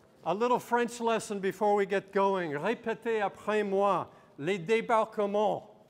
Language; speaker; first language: French; non-native, fluent; English